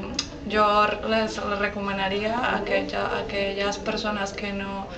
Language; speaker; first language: Catalan; non-native, learner; Spanish